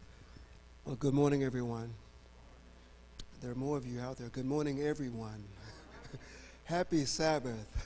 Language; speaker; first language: English; native; English